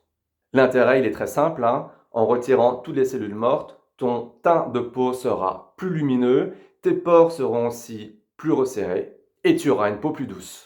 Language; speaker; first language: French; native; French